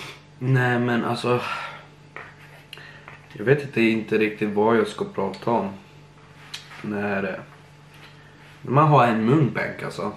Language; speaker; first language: Swedish; early bilingual, other home language; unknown